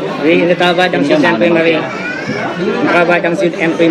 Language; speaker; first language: French; non-native, local second language; Vietnamese